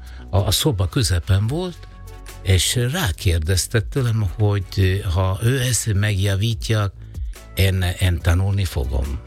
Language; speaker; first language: Hungarian; non-native, learner; Italian